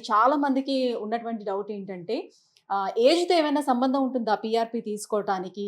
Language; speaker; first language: Telugu; native; Telugu